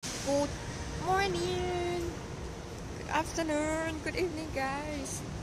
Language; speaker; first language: English; non-native, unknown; Thai